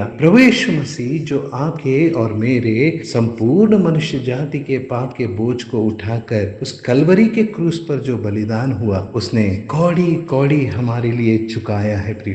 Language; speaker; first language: Hindi; native; Hindi